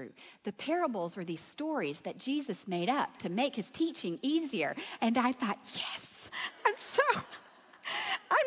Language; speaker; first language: English; native; English